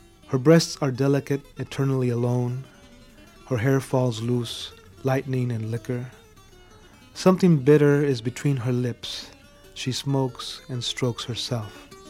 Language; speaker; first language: English; early bilingual, other home language; Spanish